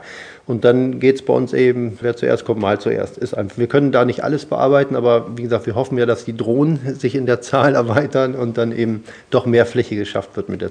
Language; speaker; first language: German; native; German